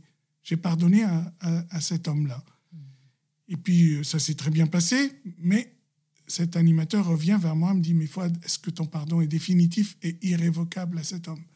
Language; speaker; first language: French; non-native, local second language; Arabic